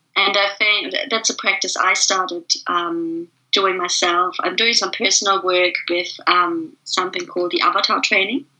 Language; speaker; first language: English; non-native, fluent; German